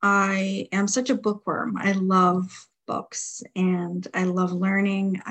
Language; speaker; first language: English; native; English